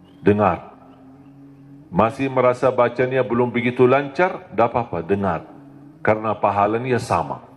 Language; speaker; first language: Malay; non-native, fluent; Arabic